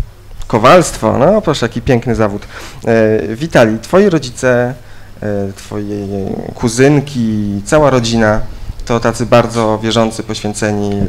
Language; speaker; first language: Polish; native; Polish